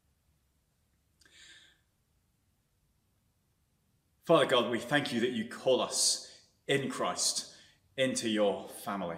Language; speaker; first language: English; native; English